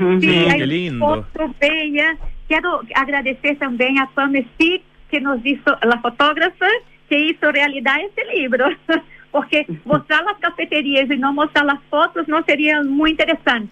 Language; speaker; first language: Spanish; non-native, fluent; Portuguese